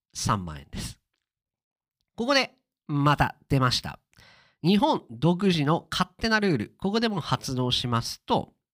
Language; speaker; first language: Japanese; native; Japanese